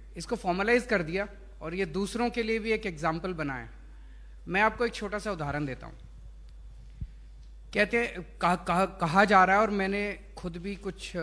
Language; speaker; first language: Hindi; native; Hindi